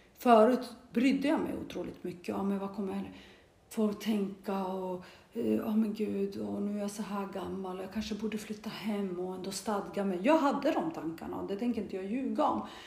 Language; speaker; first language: Swedish; early bilingual, other home language; Bosnian